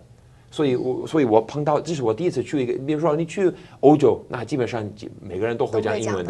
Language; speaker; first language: Chinese; non-native, fluent; English